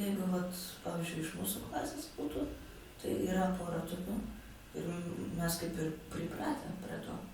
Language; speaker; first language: Lithuanian; non-native, local second language; Polish